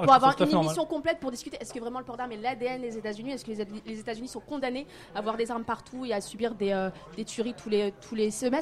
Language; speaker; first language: French; native; French